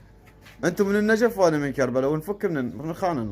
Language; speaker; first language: Arabic; native; Arabic